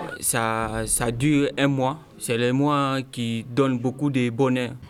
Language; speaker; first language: French; non-native, learner; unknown